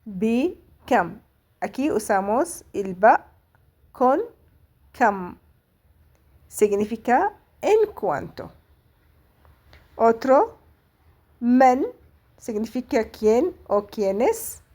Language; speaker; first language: Spanish; non-native, fluent; Arabic